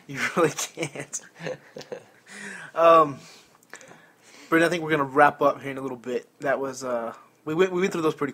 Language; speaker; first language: English; native; English